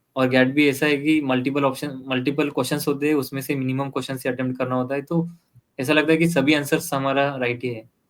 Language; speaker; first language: Hindi; non-native, local second language; Kannada